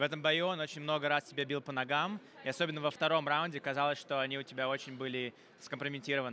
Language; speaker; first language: Russian; native; Russian